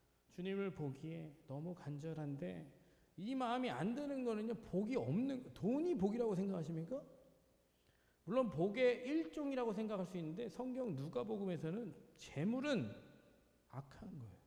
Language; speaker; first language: Korean; native; Korean